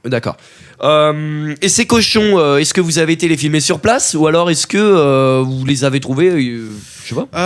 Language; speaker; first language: French; native; French